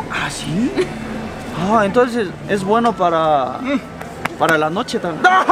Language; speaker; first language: Spanish; non-native, fluent; Korean